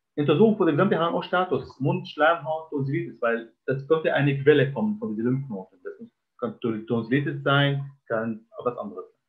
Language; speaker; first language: German; non-native, fluent; Arabic